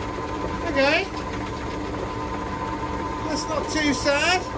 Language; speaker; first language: English; native; English